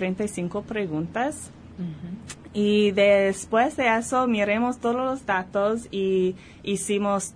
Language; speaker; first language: Spanish; early bilingual, heritage; Spanish